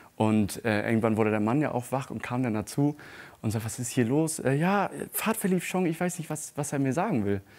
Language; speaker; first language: German; non-native, local second language; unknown